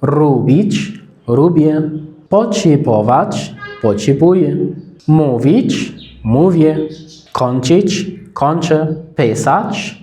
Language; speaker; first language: Polish; non-native, fluent; Arabic